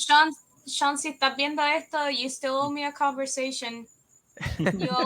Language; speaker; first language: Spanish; native; Spanish